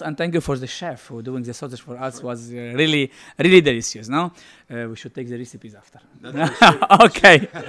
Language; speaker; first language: English; non-native, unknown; Arabic